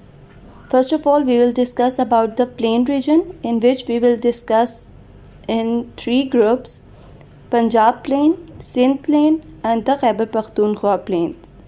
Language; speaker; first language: English; non-native, local second language; Urdu